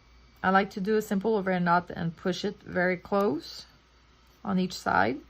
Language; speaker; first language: English; non-native, fluent; French